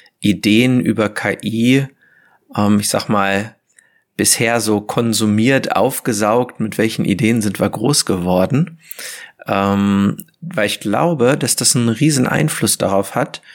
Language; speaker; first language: German; native; German